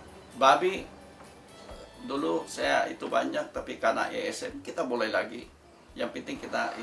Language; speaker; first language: Indonesian; non-native, fluent; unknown